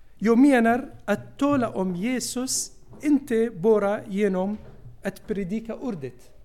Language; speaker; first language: Swedish; non-native, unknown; Arabic